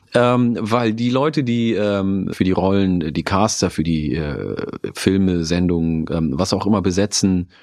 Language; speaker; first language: German; non-native, local second language; Oromo